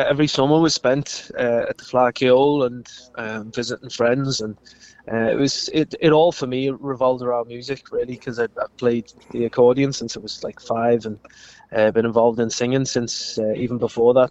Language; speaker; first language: English; native; English